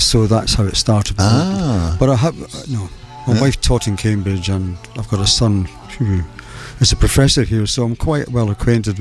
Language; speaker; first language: English; native; English